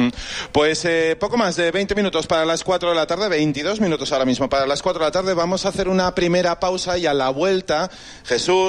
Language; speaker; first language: Spanish; native; Spanish